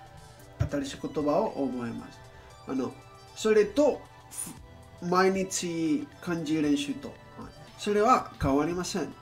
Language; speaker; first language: Japanese; non-native, learner; English